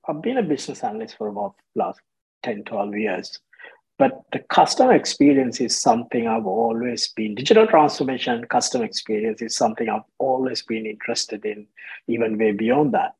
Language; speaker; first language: English; non-native, local second language; Sinhala